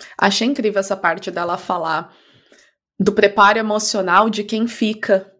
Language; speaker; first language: Portuguese; native; Portuguese